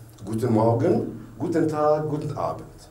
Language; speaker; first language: German; non-native, learner; French